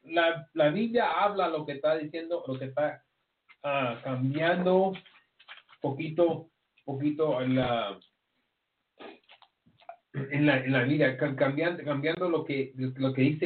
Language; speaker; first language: Spanish; early bilingual, heritage; Spanish